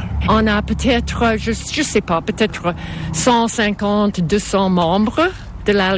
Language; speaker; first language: French; non-native, local second language; English